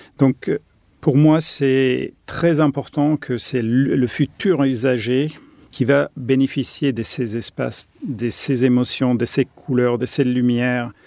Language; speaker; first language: French; non-native, fluent; German